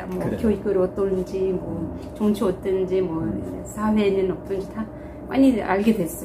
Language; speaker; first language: Korean; non-native, fluent; Turkish